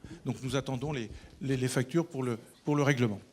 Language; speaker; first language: French; native; French